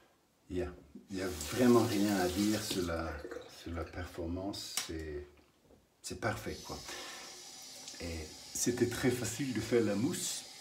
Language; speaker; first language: French; non-native, learner; English